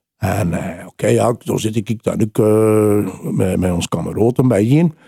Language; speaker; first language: Dutch; native; Dutch